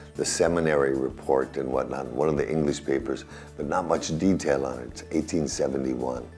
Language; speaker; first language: English; native; English